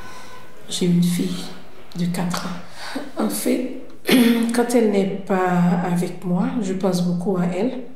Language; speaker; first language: French; non-native, local second language; Haitian Creole